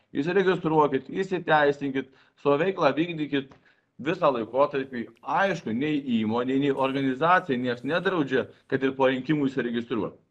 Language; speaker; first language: Lithuanian; native; Lithuanian